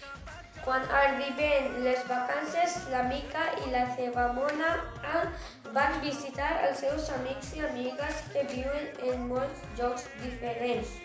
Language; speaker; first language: Catalan; non-native, learner; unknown